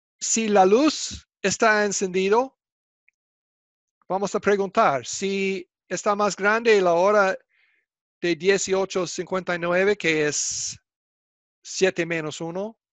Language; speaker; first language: Spanish; non-native, fluent; English